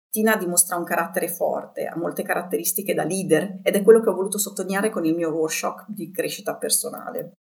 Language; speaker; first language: Italian; native; Italian